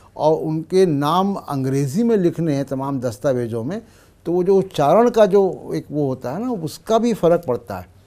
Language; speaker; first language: Hindi; native; Hindi